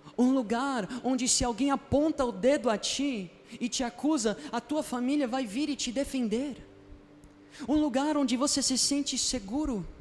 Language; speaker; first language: Portuguese; non-native, fluent; Spanish